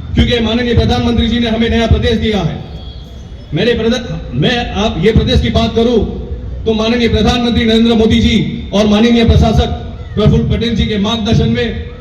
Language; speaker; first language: Hindi; non-native, local second language; Gujarati